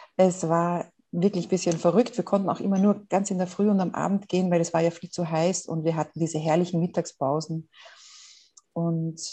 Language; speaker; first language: German; native; German